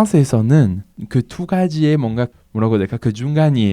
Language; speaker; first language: Korean; non-native, fluent; French